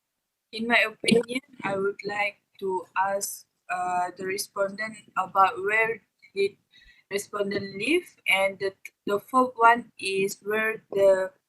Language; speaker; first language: English; non-native, learner; Malay